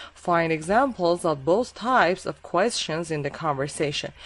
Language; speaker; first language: English; non-native, fluent; Persian